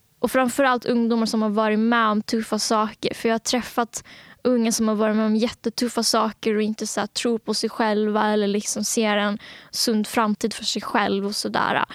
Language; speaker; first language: Swedish; early bilingual, other home language; Bangla